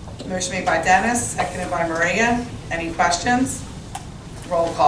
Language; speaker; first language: English; native; English